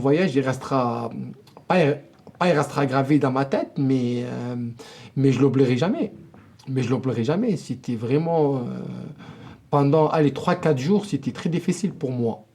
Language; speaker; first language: French; non-native, local second language; Arabic